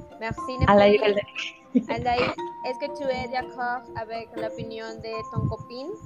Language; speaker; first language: French; non-native, learner; Spanish